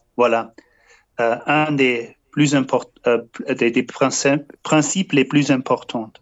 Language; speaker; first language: French; non-native, fluent; German